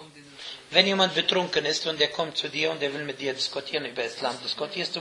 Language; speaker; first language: German; non-native, fluent; Arabic